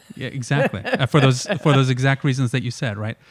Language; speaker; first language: English; non-native, fluent; Swiss German